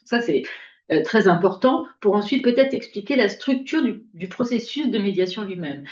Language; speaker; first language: French; native; French